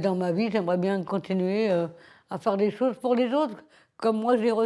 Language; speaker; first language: French; native; French